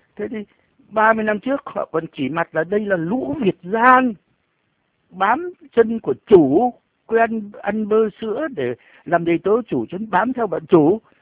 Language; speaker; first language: Vietnamese; native; Vietnamese